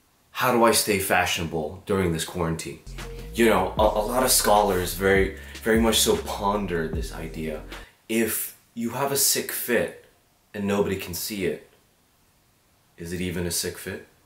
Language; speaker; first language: English; early bilingual, other home language; Korean